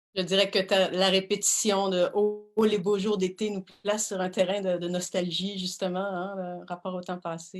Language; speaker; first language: French; native; French